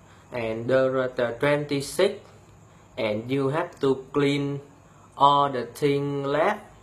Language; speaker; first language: English; non-native, learner; Vietnamese